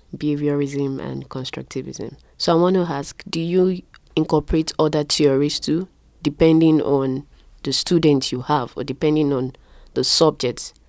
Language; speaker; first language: English; non-native, local second language; Yoruba